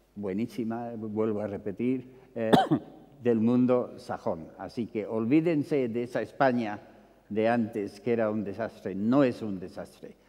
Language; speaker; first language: Spanish; non-native, fluent; English